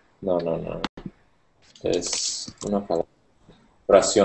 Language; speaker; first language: Spanish; non-native, learner; English